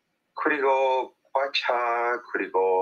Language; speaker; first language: Korean; non-native, learner; English